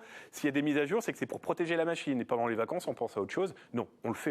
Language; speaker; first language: French; native; French